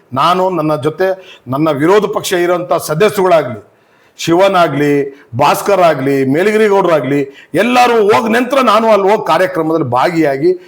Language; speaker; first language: Kannada; non-native, local second language; Urdu